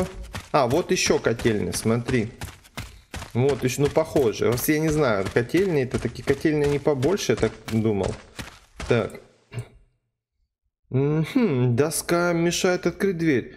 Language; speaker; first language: Russian; native; Russian